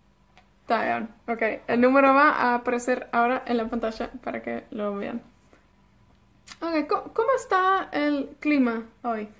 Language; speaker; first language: Spanish; non-native, fluent; Welsh